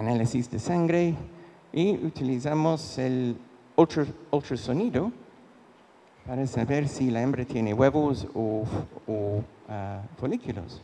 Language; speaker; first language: Spanish; non-native, fluent; English